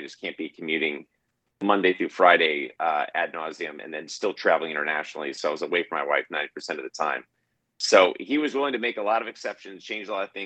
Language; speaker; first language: English; native; English